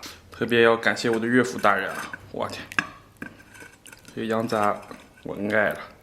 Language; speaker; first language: Chinese; native; Chinese